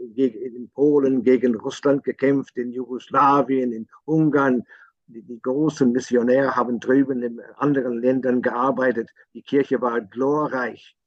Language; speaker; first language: German; non-native, fluent; English